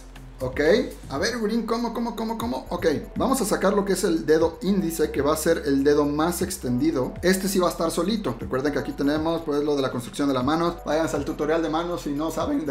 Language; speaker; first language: Spanish; native; Spanish